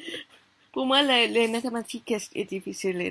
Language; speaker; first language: French; non-native, learner; Korean